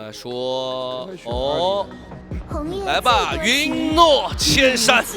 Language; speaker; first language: Chinese; native; Chinese